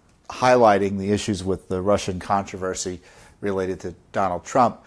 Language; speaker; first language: English; native; English